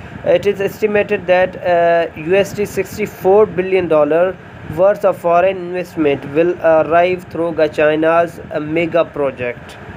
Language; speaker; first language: English; non-native, local second language; Urdu